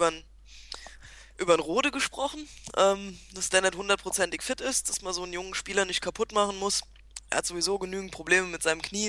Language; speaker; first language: German; native; German